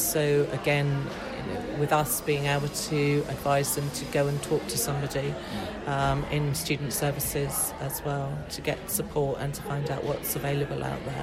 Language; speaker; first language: English; native; English